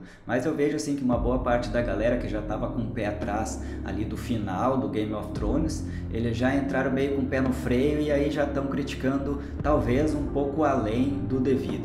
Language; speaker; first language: Portuguese; native; Portuguese